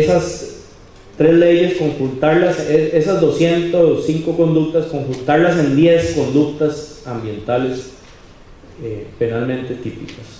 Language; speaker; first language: Spanish; native; Spanish